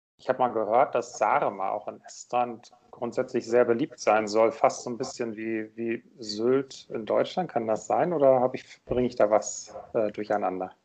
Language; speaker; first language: German; native; German